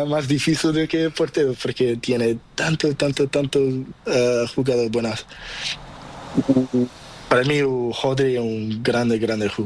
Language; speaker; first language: Spanish; non-native, learner; Portuguese